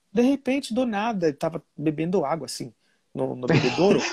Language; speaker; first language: Portuguese; non-native, fluent; Spanish